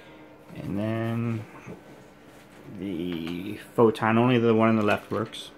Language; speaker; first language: English; native; English